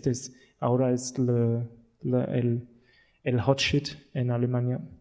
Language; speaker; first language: Spanish; non-native, learner; German